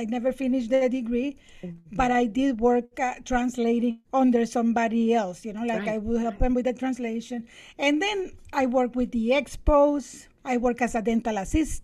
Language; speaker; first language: English; non-native, fluent; Spanish